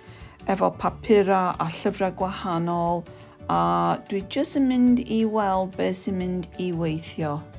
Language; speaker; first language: Welsh; non-native, local second language; English